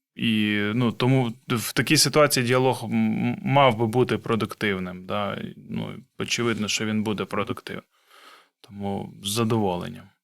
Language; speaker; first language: Ukrainian; non-native, local second language; Russian